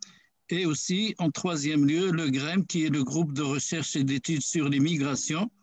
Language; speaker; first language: French; non-native, local second language; Arabic